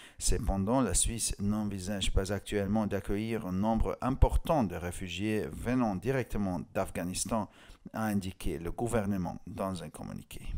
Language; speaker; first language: French; non-native, fluent; Hungarian